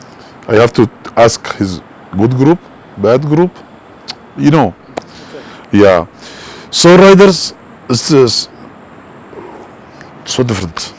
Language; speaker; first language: English; non-native, learner; Arabic